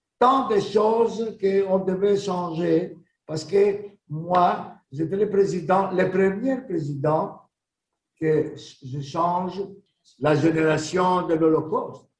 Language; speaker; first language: French; non-native, learner; Greek